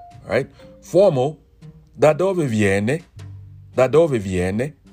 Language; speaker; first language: Italian; non-native, learner; English